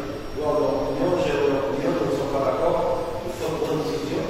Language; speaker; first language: French; non-native, learner; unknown